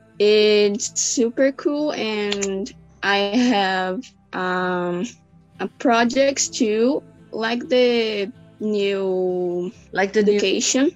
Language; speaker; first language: English; non-native, learner; Portuguese